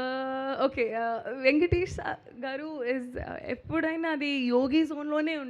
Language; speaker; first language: Telugu; non-native, learner; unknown